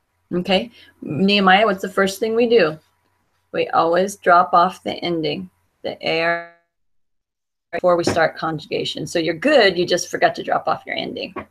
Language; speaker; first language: English; native; English